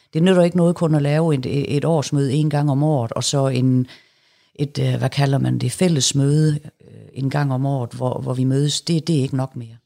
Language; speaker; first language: Danish; native; Danish